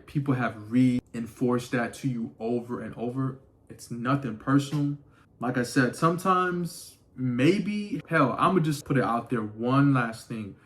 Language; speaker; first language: English; native; English